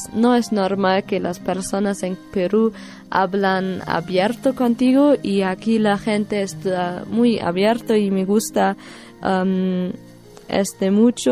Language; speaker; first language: Spanish; non-native, learner; German